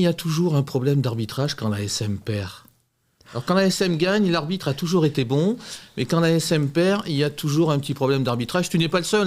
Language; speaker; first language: French; native; French